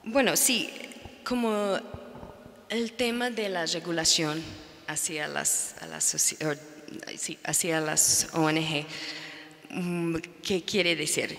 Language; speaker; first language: Spanish; non-native, fluent; English